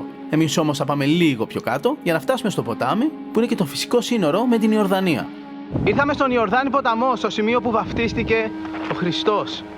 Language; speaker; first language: Greek; native; Greek